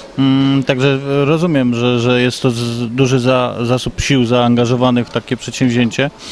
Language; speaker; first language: Polish; native; Polish